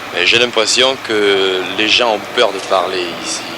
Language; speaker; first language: French; native; French